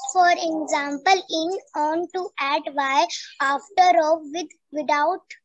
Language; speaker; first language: English; non-native, learner; Hindi